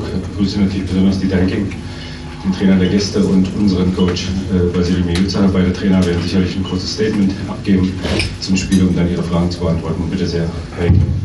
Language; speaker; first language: German; native; German